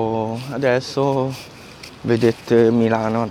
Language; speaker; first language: Italian; non-native, fluent; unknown